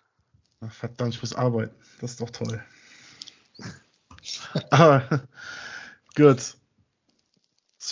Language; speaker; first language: German; native; German